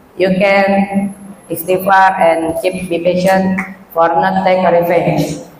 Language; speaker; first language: English; non-native, learner; Indonesian